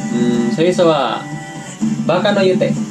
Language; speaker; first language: Japanese; non-native, learner; Sundanese